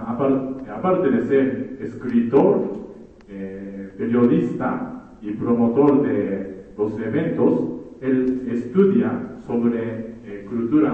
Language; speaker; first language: Spanish; non-native, fluent; Japanese